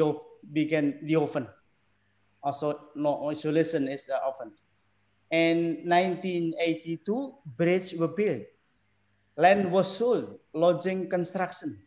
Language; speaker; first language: English; non-native, learner; Indonesian